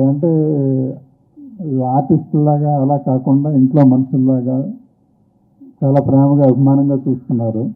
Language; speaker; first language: Telugu; native; Telugu